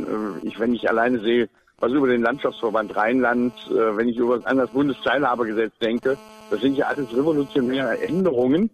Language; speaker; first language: German; native; German